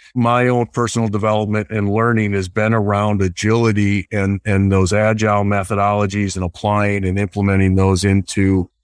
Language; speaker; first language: English; native; English